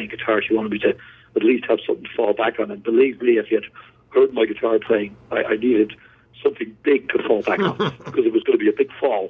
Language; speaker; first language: English; native; English